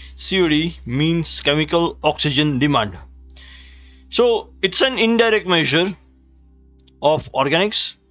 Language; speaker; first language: English; non-native, local second language; Gujarati